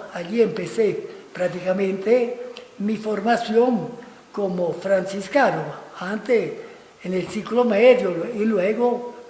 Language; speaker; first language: Spanish; non-native, fluent; Italian